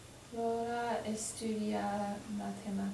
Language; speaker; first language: Spanish; non-native, learner; English